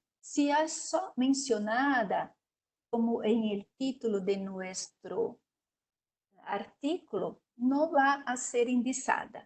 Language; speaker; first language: Spanish; non-native, learner; Portuguese